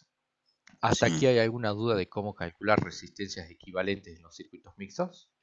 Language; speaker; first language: Spanish; native; Spanish